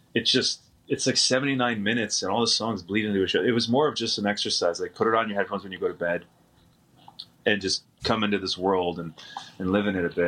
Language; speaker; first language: English; native; English